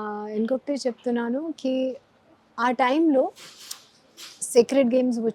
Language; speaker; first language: Telugu; non-native, learner; Hindi